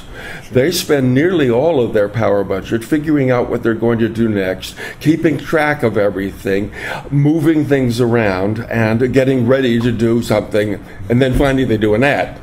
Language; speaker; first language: English; native; English